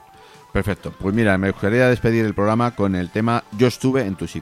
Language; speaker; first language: Spanish; native; Spanish